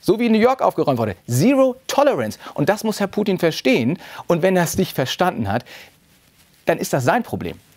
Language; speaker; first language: German; native; German